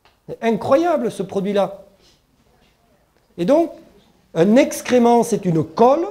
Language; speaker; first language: French; early bilingual, other home language; German